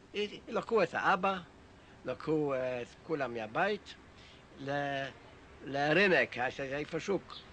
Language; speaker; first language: Hebrew; non-native, fluent; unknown